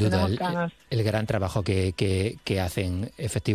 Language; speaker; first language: Spanish; native; Spanish